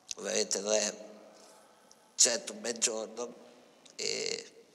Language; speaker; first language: Italian; native; Italian